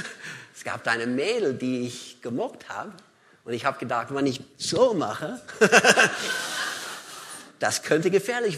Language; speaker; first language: German; non-native, fluent; English